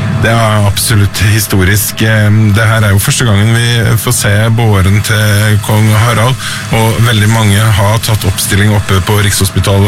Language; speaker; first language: Norwegian; native; Norwegian